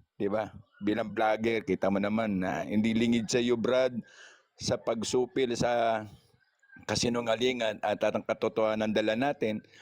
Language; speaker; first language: Filipino; non-native, local second language; Cebuano